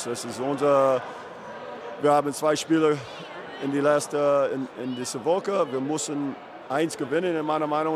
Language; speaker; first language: German; non-native, learner; English